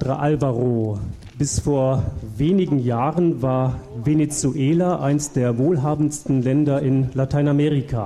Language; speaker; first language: German; native; German